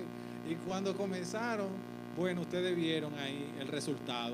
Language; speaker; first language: Spanish; native; Spanish